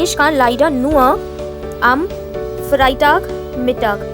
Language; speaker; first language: German; non-native, fluent; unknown